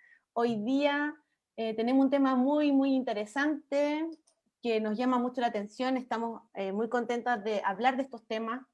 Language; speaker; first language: Spanish; native; Spanish